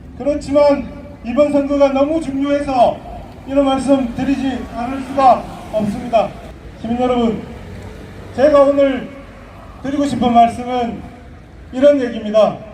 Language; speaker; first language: Korean; native; Korean